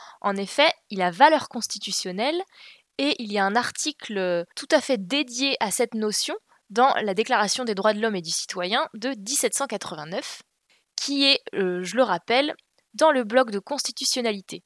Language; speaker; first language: French; native; French